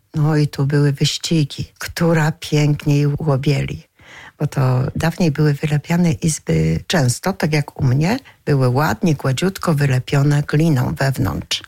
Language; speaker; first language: Polish; native; Polish